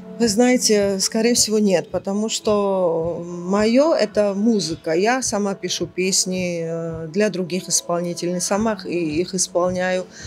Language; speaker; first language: Russian; non-native, local second language; Georgian